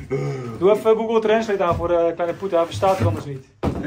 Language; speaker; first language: Dutch; native; Dutch